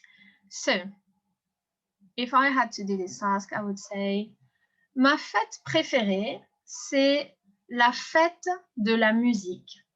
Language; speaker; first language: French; non-native, fluent; English